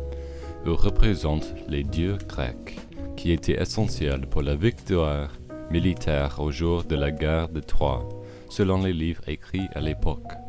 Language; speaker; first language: French; non-native, learner; English